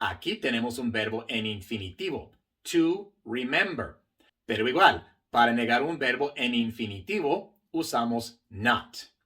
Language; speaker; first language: Spanish; non-native, fluent; English